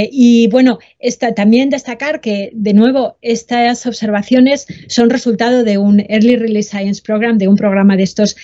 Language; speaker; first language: Spanish; native; Spanish